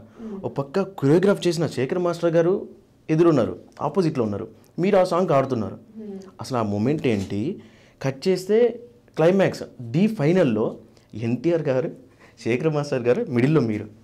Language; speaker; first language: Telugu; native; Telugu